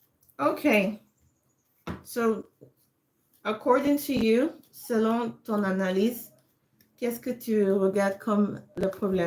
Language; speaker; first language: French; non-native, fluent; English